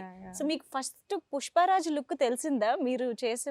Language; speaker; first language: Telugu; native; Telugu